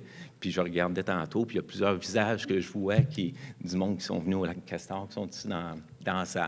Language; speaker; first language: French; native; French